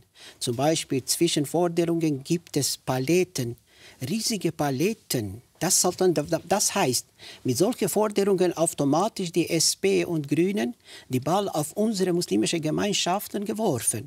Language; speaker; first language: German; non-native, fluent; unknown